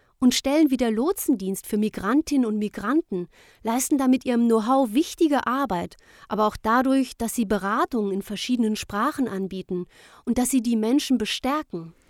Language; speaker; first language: German; native; German